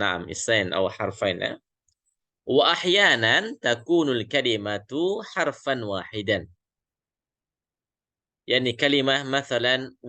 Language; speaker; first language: Arabic; non-native, fluent; Indonesian